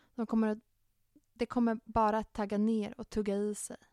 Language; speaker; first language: Swedish; native; Swedish